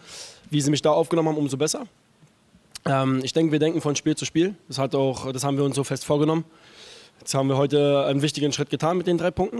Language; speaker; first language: German; native; German